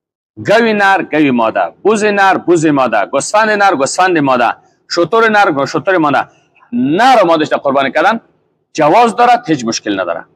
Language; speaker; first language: Persian; native; Persian